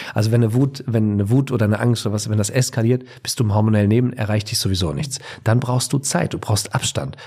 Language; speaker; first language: German; native; German